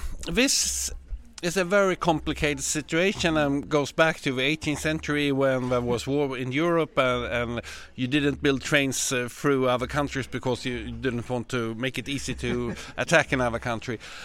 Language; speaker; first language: English; non-native, fluent; Swedish